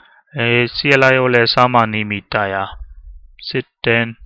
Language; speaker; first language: Finnish; non-native, learner; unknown